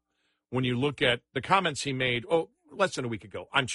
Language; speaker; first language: English; native; English